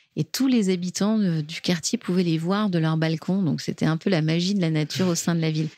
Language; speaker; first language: French; native; French